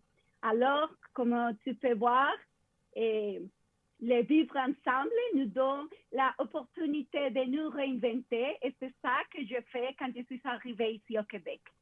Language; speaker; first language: French; non-native, fluent; Spanish